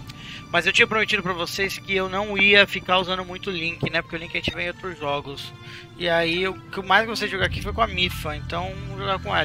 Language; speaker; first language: Portuguese; native; Portuguese